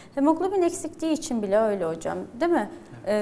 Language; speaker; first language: Turkish; native; Turkish